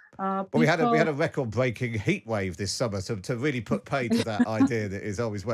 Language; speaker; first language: English; native; English